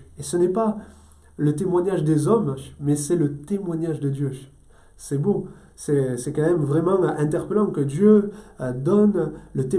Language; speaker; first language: French; native; French